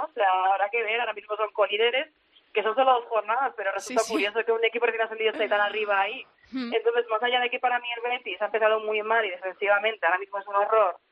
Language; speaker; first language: Spanish; native; Spanish